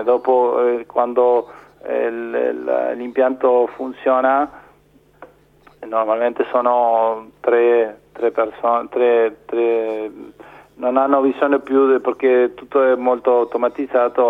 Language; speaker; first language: Italian; non-native, fluent; Spanish